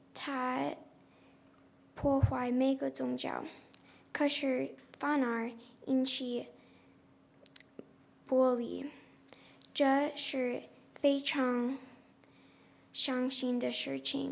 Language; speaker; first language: Chinese; non-native, learner; English